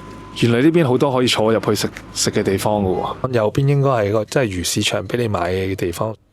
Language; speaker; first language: Cantonese; native; Cantonese